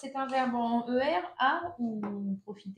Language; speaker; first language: French; native; French